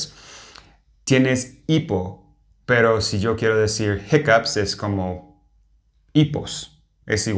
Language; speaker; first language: Spanish; non-native, fluent; English